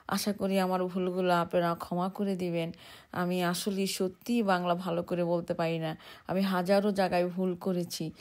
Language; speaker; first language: Bangla; early bilingual, heritage; Bangla